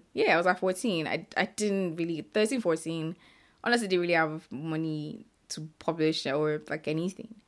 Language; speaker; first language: English; non-native, local second language; Yoruba